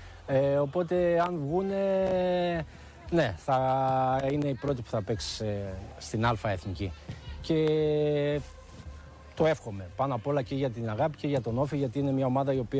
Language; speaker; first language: Greek; native; Greek